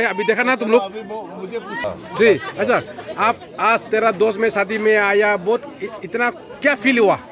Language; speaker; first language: Hindi; non-native, local second language; Rongmei Naga